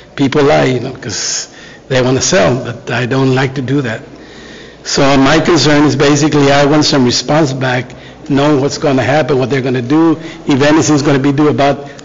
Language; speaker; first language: English; native; English